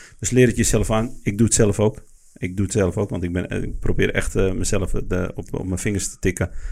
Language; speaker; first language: Dutch; early bilingual, other home language; Arabic